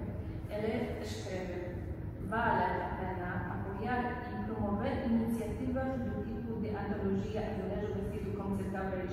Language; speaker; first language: Portuguese; non-native, learner; Polish